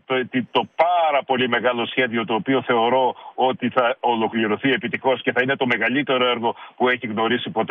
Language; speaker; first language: Greek; native; Greek